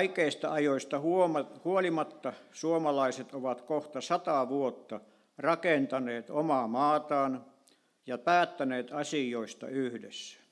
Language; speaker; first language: Finnish; native; Finnish